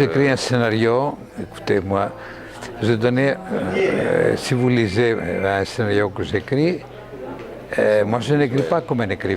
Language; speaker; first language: French; non-native, fluent; Greek